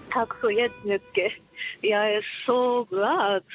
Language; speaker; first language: Swedish; non-native, learner; Japanese